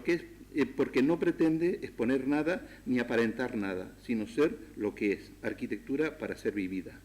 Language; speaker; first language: Spanish; native; Spanish